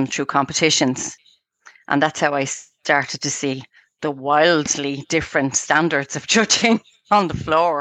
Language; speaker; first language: English; native; English